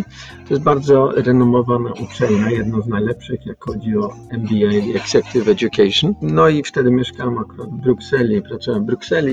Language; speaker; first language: Polish; early bilingual, heritage; Polish